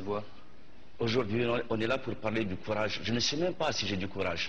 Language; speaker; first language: French; non-native, local second language; Kabyle